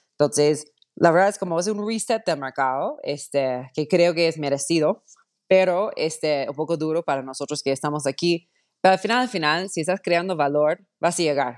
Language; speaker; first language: Spanish; non-native, fluent; English